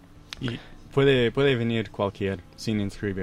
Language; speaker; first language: Spanish; non-native, fluent; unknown